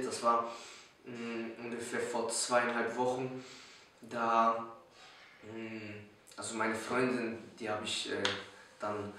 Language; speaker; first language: German; early bilingual, other home language; Polish